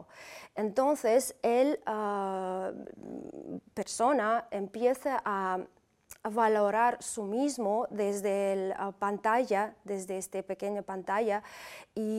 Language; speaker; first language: Spanish; non-native, fluent; Uzbek